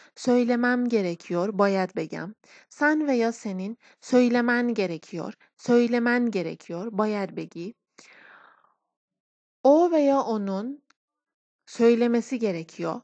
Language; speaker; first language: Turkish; non-native, fluent; Persian